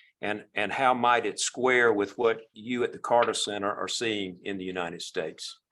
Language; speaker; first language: English; native; English